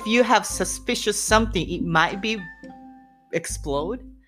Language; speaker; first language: English; non-native, fluent; Japanese